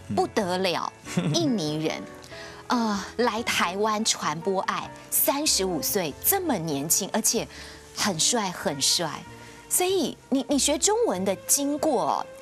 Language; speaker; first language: Chinese; native; Chinese